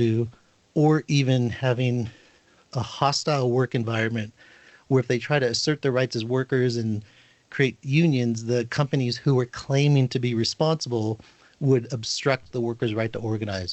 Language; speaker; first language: English; native; English